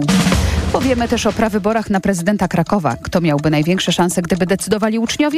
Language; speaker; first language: Polish; native; Polish